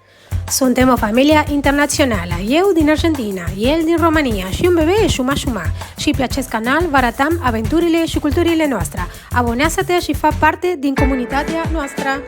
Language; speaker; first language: Romanian; non-native, learner; Spanish